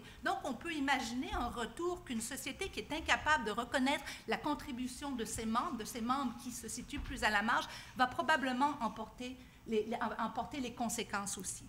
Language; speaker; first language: French; native; French